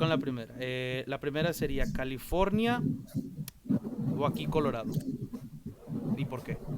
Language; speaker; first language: Spanish; native; Spanish